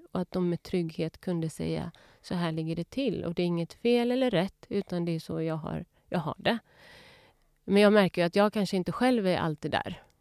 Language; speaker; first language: Swedish; early bilingual, other home language; Persian